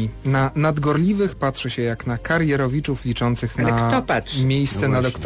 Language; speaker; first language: Polish; native; Polish